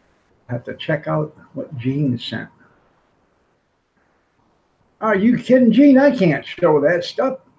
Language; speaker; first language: English; native; English